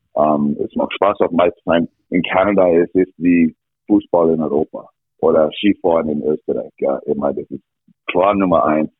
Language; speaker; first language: German; non-native, fluent; English